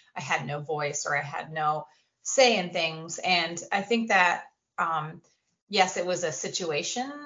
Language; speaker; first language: English; native; English